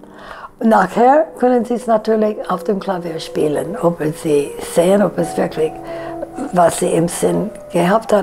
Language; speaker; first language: German; non-native, fluent; English